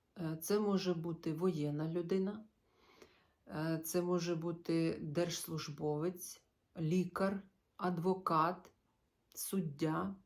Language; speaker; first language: Ukrainian; non-native, local second language; Russian